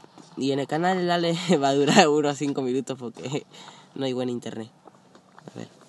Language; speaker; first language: Spanish; native; Spanish